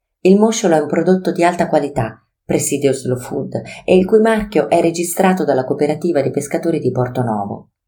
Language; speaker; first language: Italian; native; Italian